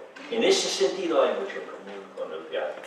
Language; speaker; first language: Spanish; non-native, fluent; English